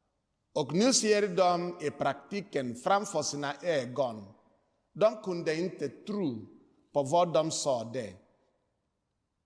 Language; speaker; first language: Swedish; non-native, fluent; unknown